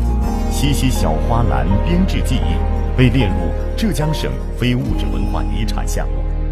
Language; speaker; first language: Chinese; native; Chinese